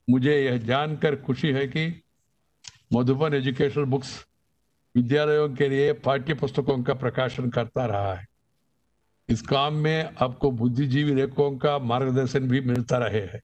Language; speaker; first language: Hindi; non-native, local second language; Telugu